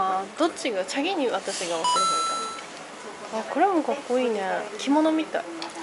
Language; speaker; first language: Japanese; native; Japanese